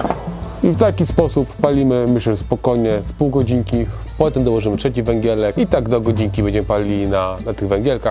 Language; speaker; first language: Polish; native; Polish